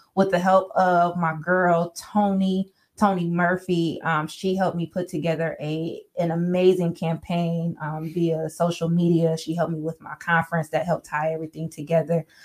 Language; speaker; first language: English; native; English